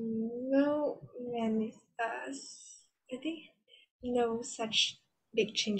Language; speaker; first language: English; non-native, learner; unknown